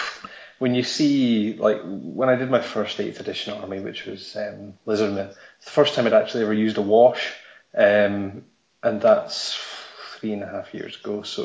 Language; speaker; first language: English; native; English